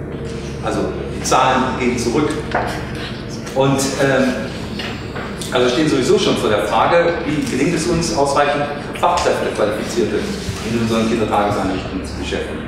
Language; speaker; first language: German; native; German